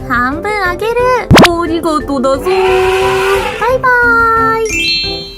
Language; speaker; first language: Japanese; native; Japanese